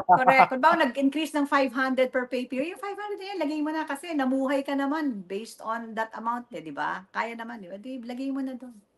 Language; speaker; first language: Filipino; native; Filipino